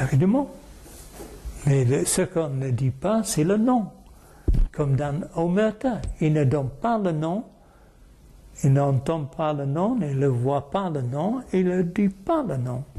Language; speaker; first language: French; non-native, fluent; English